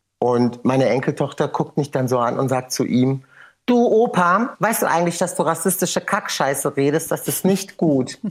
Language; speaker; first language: German; native; German